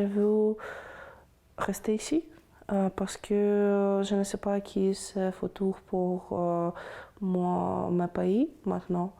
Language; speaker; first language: French; non-native, learner; Ukrainian